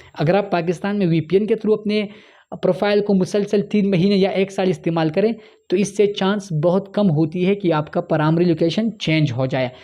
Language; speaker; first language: Urdu; non-native, local second language; Punjabi